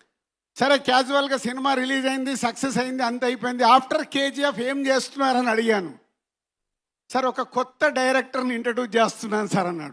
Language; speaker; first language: Telugu; native; Telugu